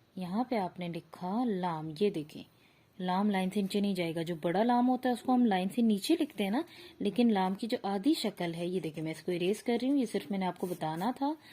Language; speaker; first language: Urdu; native; Urdu